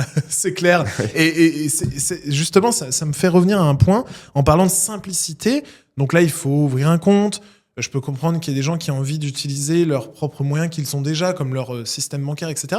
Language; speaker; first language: French; native; French